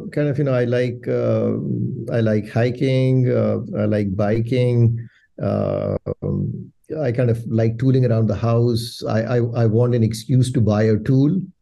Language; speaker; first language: English; non-native, local second language; Urdu